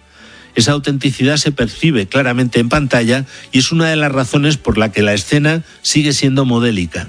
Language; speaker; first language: Spanish; native; Spanish